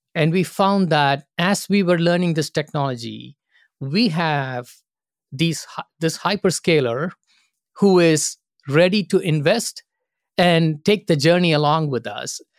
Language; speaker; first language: English; non-native, local second language; Tamil